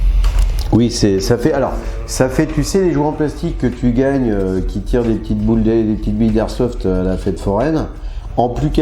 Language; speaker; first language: French; native; French